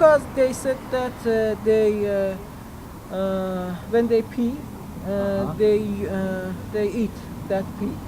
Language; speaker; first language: English; non-native, learner; Persian